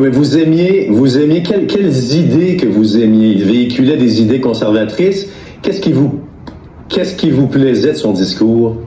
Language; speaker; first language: French; native; French